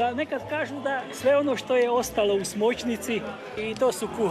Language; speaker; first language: Croatian; early bilingual, heritage; Croatian